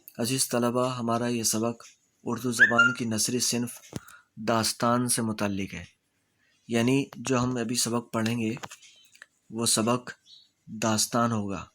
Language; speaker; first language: Urdu; native; Urdu